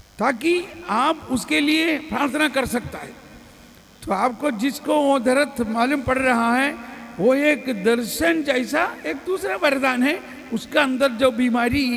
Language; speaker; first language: Hindi; non-native, local second language; Malayalam